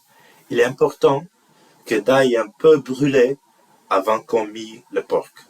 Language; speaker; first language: French; non-native, learner; English